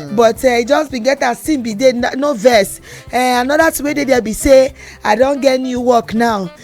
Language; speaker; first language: Nigerian Pidgin; native; Nigerian Pidgin